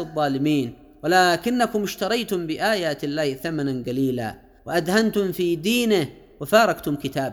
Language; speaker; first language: Arabic; native; Arabic